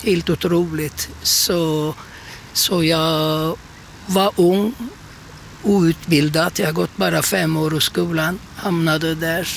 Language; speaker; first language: Swedish; non-native, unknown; Turkish